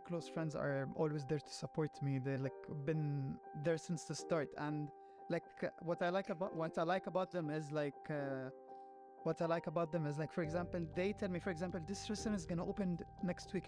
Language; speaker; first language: English; non-native, fluent; Arabic